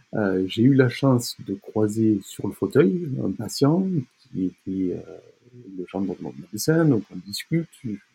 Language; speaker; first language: French; native; French